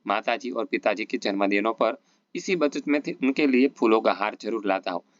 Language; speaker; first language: Hindi; non-native, local second language; Gujarati